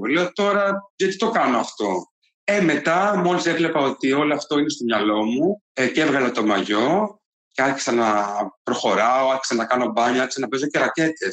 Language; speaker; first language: Greek; native; Greek